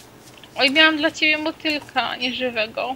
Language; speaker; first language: Polish; native; Polish